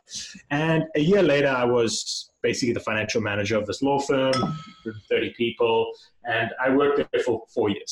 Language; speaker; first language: English; native; English